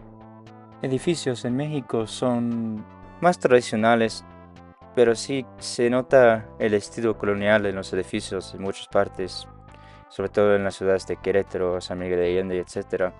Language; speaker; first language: Spanish; non-native, learner; English